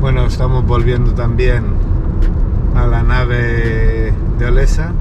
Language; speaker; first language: Spanish; native; Spanish